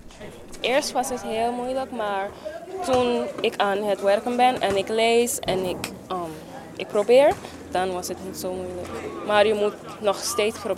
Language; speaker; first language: Dutch; non-native, local second language; English